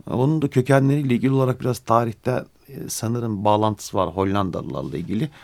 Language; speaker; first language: Turkish; native; Turkish